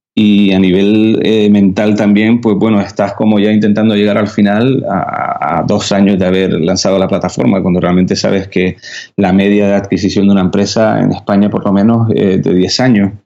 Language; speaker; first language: Spanish; native; Spanish